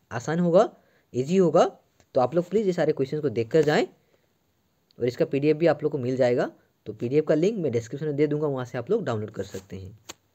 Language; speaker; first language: Hindi; non-native, local second language; Assamese